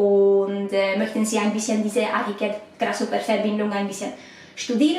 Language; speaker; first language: German; non-native, learner; Hungarian